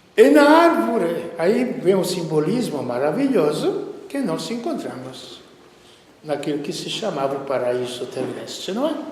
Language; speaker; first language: Portuguese; non-native, fluent; Italian